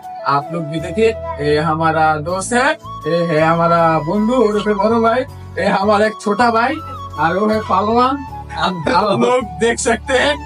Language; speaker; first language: Hindi; non-native, learner; Bangla